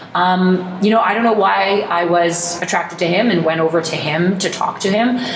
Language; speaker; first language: English; native; English